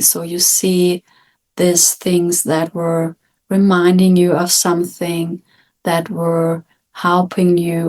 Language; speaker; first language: English; non-native, fluent; German